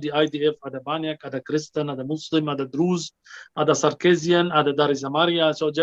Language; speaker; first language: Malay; non-native, fluent; Arabic